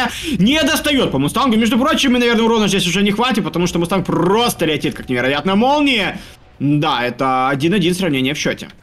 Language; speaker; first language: Russian; native; Russian